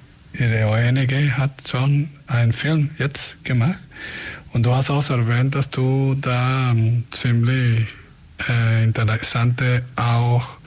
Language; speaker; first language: German; non-native, fluent; Spanish